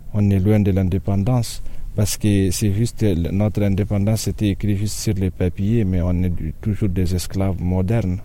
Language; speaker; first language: French; non-native, local second language; Tamasheq